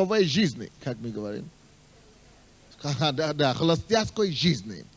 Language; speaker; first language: Russian; non-native, fluent; Yoruba